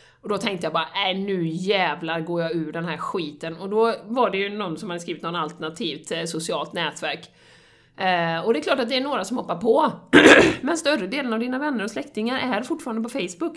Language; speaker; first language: Swedish; native; Swedish